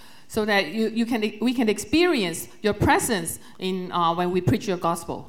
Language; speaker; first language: English; early bilingual, other home language; Chinese